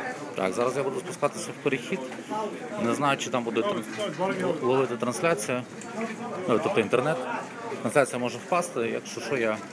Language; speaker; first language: Ukrainian; native; Ukrainian